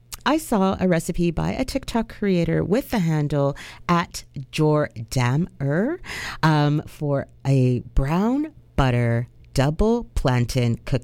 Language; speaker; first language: English; native; English